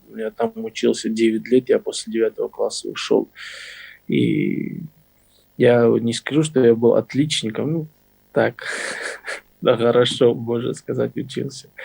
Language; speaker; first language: Russian; non-native, local second language; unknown